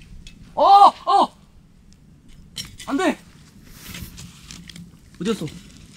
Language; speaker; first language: Korean; native; Korean